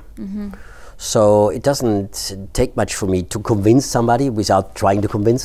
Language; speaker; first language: English; non-native, fluent; German